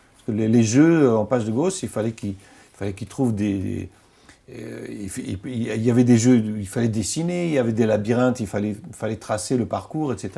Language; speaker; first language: French; non-native, local second language; Arabic